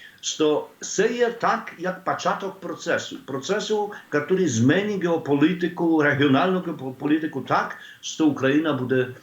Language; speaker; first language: Ukrainian; non-native, learner; Polish